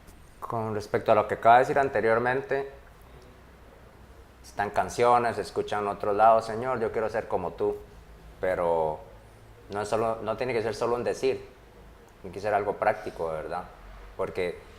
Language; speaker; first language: Spanish; native; Spanish